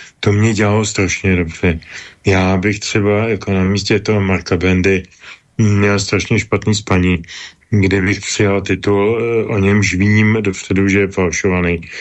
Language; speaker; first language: Czech; native; Czech